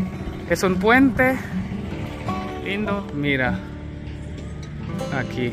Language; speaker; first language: Spanish; non-native, learner; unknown